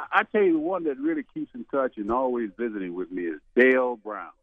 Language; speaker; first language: English; native; English